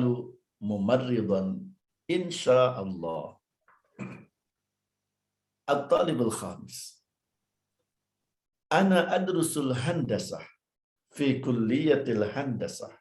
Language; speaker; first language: Arabic; non-native, fluent; Indonesian